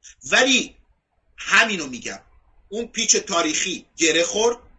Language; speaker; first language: Persian; non-native, local second language; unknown